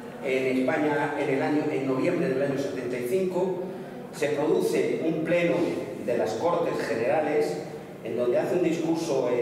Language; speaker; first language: Spanish; native; Spanish